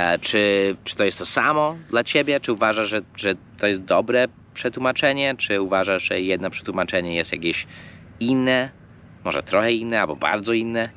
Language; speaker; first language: Polish; non-native, fluent; English